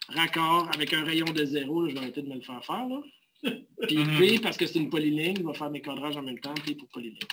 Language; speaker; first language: French; native; French